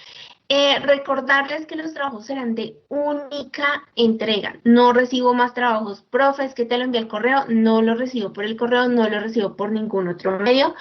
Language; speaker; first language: Spanish; native; Spanish